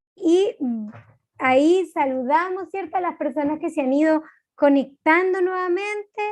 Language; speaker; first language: Spanish; native; Spanish